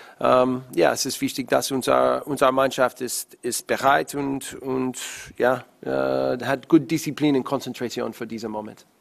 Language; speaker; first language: German; non-native, learner; English